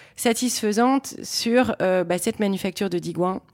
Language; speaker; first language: French; native; French